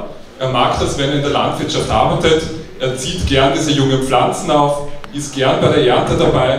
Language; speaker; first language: German; native; German